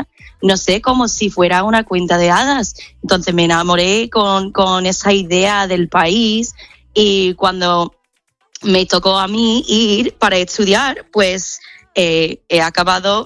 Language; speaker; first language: Spanish; non-native, fluent; English